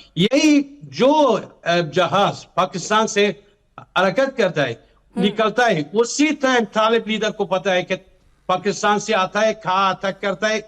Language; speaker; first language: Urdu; non-native, fluent; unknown